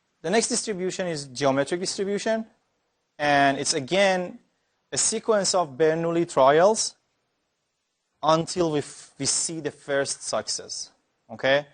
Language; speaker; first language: English; non-native, fluent; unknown